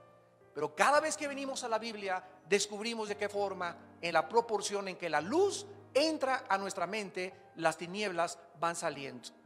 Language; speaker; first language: Spanish; native; Spanish